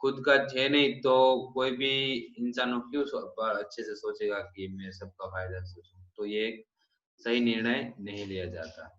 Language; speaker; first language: Hindi; non-native, local second language; Gujarati